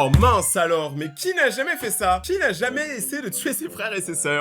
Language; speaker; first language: French; native; French